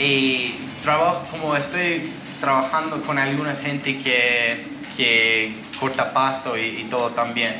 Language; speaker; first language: Spanish; non-native, learner; English